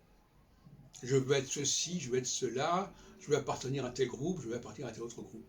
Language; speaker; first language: French; native; French